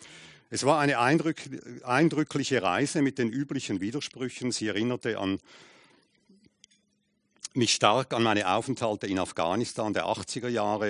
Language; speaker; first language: German; native; German